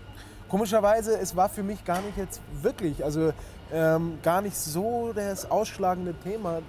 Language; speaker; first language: German; native; German